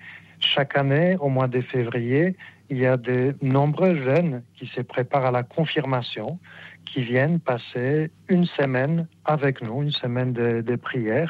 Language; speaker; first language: French; non-native, fluent; Polish